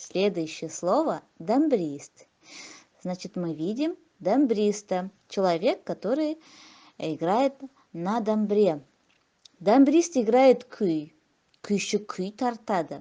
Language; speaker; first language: Russian; non-native, local second language; Kazakh